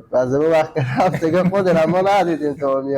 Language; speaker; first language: Persian; native; Persian